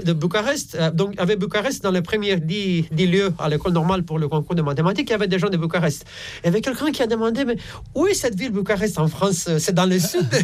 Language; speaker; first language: French; non-native, fluent; Romanian